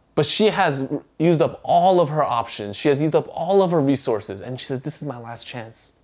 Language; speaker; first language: English; early bilingual, other home language; Korean